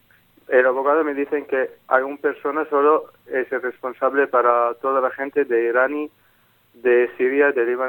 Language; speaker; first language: Spanish; non-native, learner; Arabic